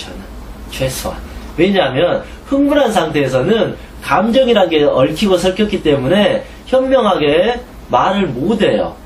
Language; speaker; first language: Korean; native; Korean